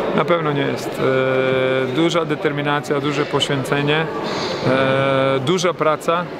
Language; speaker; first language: Polish; non-native, fluent; Croatian